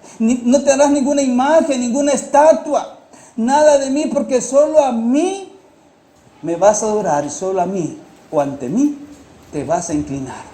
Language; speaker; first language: Spanish; native; Spanish